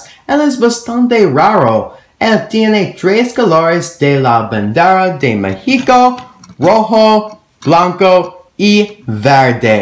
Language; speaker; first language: Spanish; non-native, learner; English